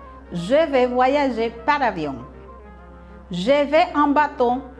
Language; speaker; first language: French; non-native, fluent; Spanish